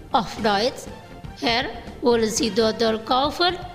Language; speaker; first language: German; non-native, fluent; Indonesian